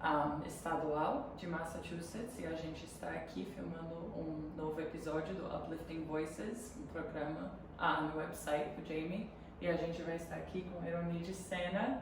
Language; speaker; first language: Portuguese; early bilingual, heritage; Portuguese